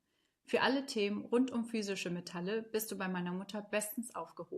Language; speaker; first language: German; native; German